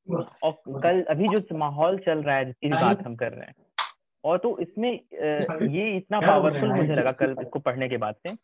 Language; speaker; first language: Hindi; native; Hindi